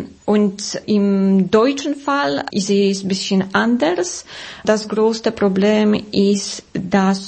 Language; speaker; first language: German; non-native, fluent; Polish